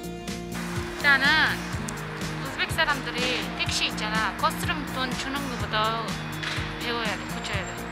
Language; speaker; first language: Korean; non-native, fluent; Uzbek